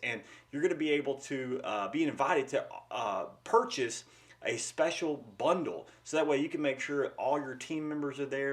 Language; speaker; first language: English; native; English